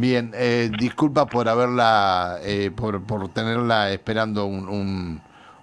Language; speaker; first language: Spanish; native; Spanish